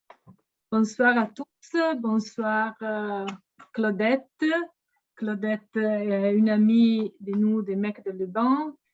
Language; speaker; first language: French; non-native, fluent; Italian